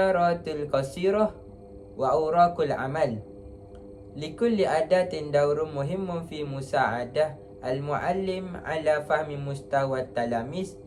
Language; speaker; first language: Arabic; non-native, learner; Malay